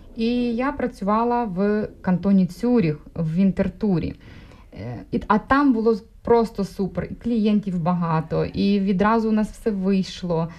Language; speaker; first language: Ukrainian; non-native, local second language; Russian